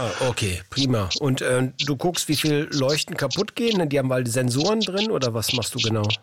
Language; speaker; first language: German; native; German